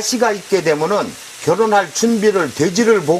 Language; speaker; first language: Korean; native; Korean